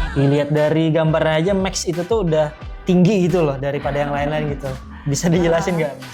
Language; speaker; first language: Indonesian; native; Indonesian